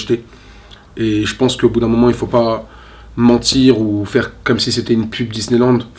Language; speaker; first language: French; native; French